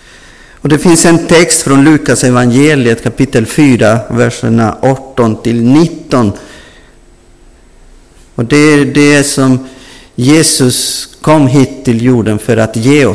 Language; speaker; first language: Swedish; non-native, fluent; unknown